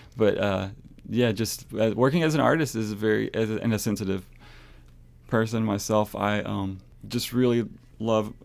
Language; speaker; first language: English; native; English